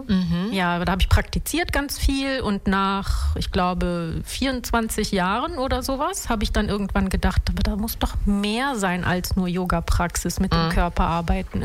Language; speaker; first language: German; early bilingual, other home language; Italian